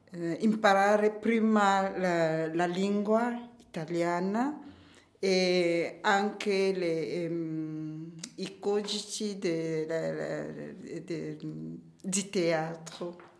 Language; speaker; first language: Italian; non-native, learner; French